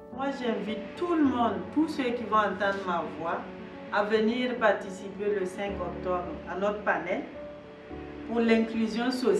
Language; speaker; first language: French; non-native, local second language; Mossi